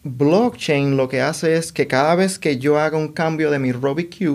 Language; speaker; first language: Spanish; native; Spanish